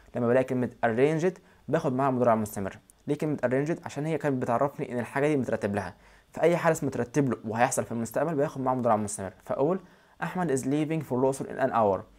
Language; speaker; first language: Arabic; native; Arabic